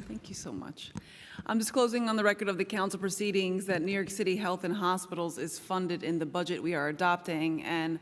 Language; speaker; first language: English; native; English